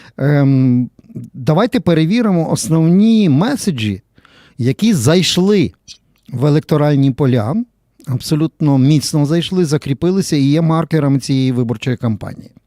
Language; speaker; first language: Ukrainian; native; Ukrainian